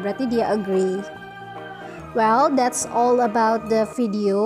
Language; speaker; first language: English; non-native, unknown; Indonesian